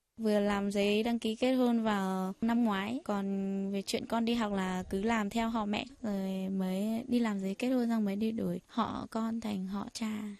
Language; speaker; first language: Vietnamese; non-native, local second language; Hmong